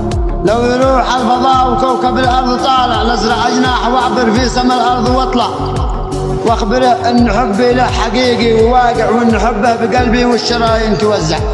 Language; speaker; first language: Arabic; native; Arabic